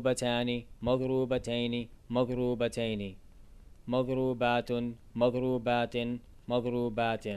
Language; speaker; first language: Arabic; non-native, fluent; English